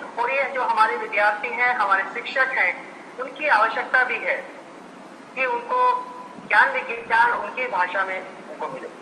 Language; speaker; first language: Hindi; native; Hindi